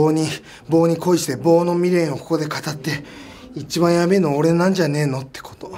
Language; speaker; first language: Japanese; native; Japanese